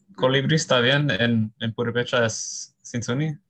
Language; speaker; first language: Spanish; early bilingual, heritage; Spanish